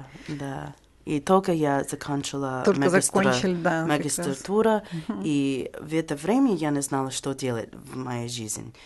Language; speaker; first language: Russian; non-native, learner; English